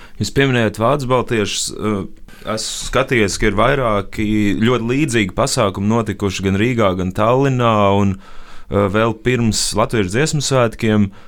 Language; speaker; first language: Latvian; native; Latvian